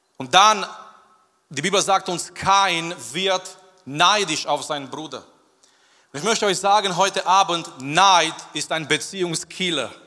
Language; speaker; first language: German; non-native, fluent; Romanian